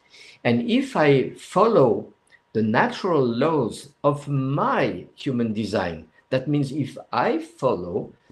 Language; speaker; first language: English; non-native, fluent; French